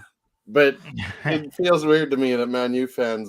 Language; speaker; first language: English; native; English